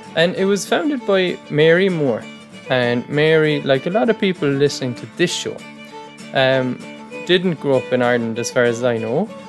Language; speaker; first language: English; native; English